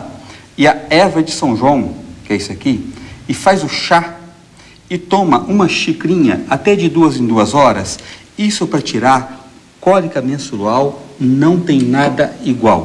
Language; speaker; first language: Portuguese; native; Portuguese